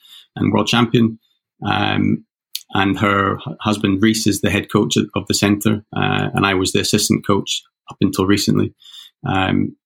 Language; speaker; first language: English; native; English